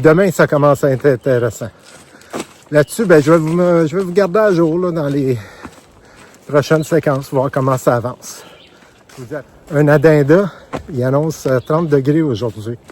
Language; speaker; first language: French; native; French